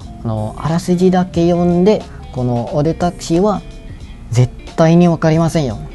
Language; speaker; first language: Japanese; non-native, fluent; Malay